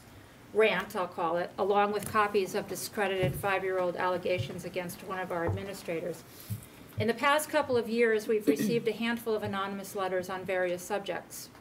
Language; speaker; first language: English; native; English